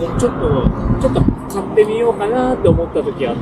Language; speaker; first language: Japanese; native; Japanese